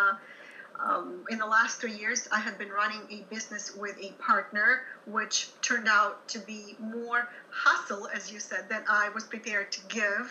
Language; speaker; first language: English; non-native, fluent; Ukrainian